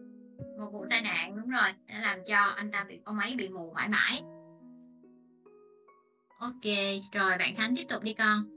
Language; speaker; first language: Vietnamese; native; Vietnamese